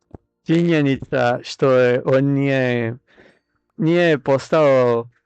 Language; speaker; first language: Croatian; non-native, learner; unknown